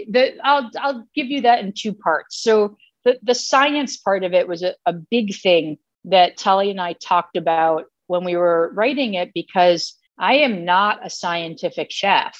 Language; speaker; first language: English; native; English